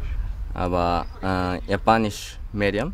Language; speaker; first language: German; non-native, learner; Japanese